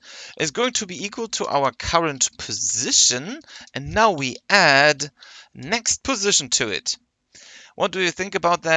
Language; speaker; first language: English; non-native, fluent; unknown